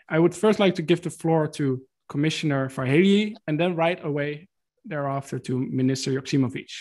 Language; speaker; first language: English; non-native, fluent; Dutch